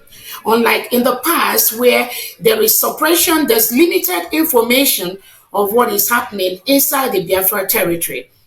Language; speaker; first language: English; non-native, local second language; Igbo